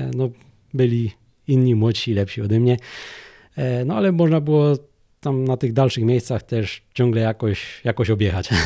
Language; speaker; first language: Polish; native; Polish